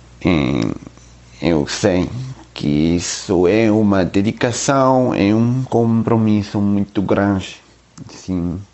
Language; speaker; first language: Portuguese; non-native, learner; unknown